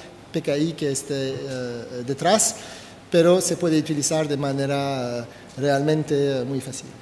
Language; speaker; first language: Spanish; non-native, fluent; French